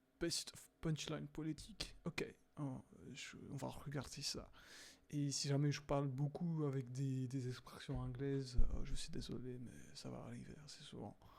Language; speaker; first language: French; non-native, fluent; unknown